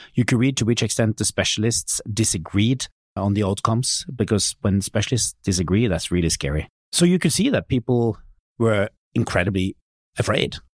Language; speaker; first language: English; non-native, fluent; Norwegian